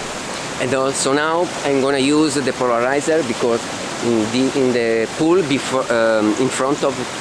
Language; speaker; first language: English; non-native, fluent; Italian